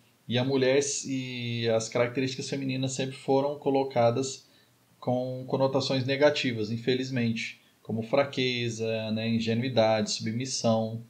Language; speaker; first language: Portuguese; native; Portuguese